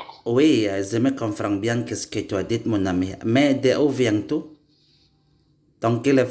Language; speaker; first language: French; non-native, learner; Indonesian